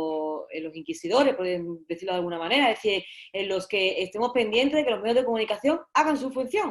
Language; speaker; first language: Spanish; native; Spanish